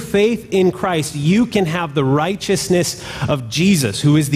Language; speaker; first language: English; native; English